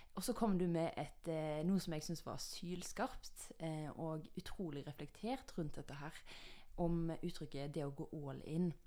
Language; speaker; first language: Norwegian; native; Norwegian